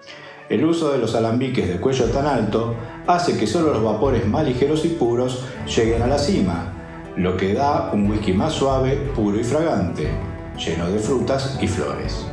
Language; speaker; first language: Spanish; native; Spanish